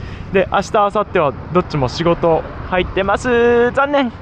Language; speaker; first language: Japanese; native; Japanese